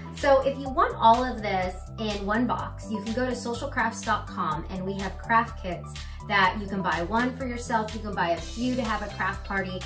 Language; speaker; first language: English; native; English